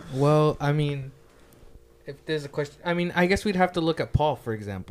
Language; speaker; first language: English; early bilingual, other home language; Spanish